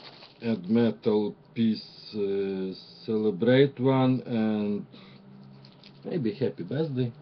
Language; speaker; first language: English; non-native, learner; Russian